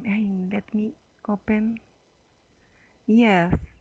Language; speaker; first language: English; non-native, learner; Spanish